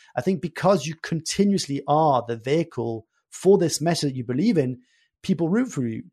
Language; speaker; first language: English; early bilingual, other home language; French